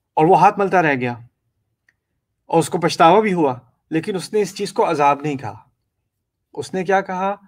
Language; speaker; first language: Urdu; native; Urdu